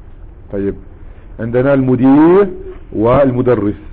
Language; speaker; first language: Arabic; non-native, fluent; French